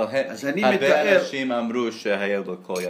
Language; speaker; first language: Hebrew; non-native, learner; English